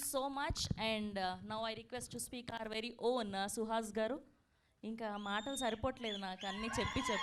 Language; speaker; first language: Telugu; native; Telugu